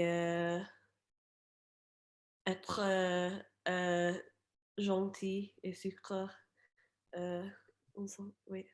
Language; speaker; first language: French; non-native, fluent; English